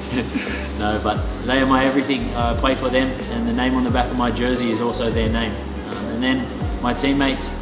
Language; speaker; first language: English; native; English